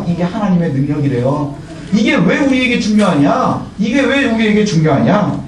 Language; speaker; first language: Korean; native; Korean